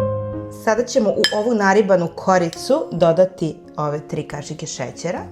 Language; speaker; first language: Serbian; native; Serbian